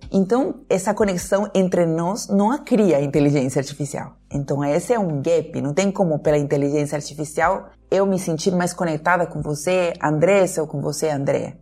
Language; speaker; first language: Portuguese; non-native, fluent; Spanish